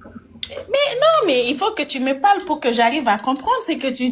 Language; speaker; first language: French; non-native, local second language; Fula